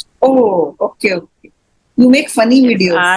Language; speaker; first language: English; non-native, fluent; Hindi